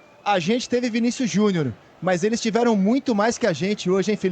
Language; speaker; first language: Portuguese; native; Portuguese